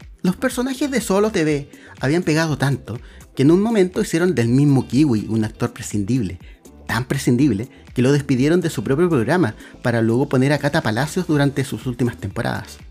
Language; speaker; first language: Spanish; native; Spanish